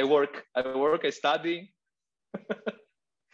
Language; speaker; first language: English; non-native, fluent; Greek